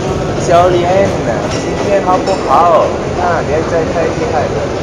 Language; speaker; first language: Chinese; non-native, learner; Italian